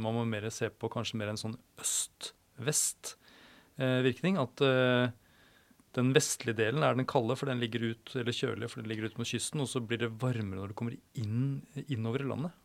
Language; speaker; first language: Norwegian; native; Norwegian